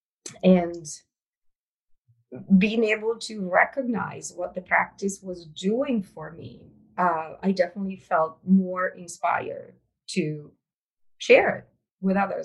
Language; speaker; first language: English; non-native, fluent; Italian